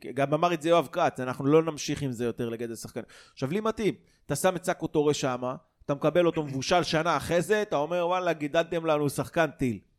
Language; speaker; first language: Hebrew; native; Hebrew